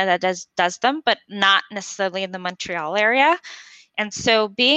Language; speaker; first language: English; non-native, fluent; French